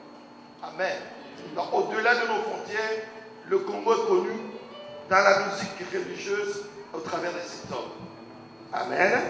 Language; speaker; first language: French; non-native, local second language; Lingala